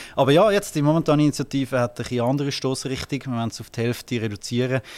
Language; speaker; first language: German; native; German